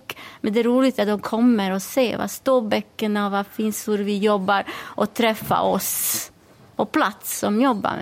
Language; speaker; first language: Swedish; non-native, fluent; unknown